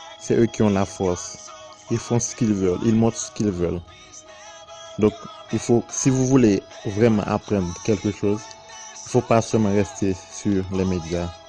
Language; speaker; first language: French; non-native, local second language; Haitian Creole